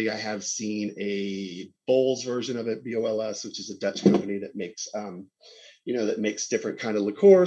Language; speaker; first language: English; native; English